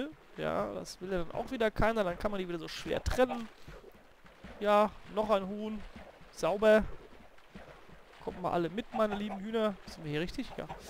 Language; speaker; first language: German; native; German